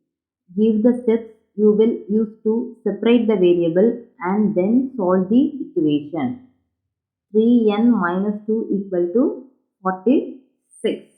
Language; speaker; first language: English; non-native, local second language; Tamil